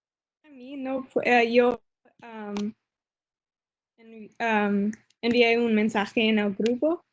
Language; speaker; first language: Spanish; non-native, learner; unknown